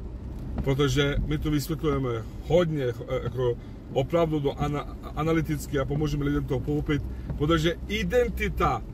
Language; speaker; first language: Czech; non-native, fluent; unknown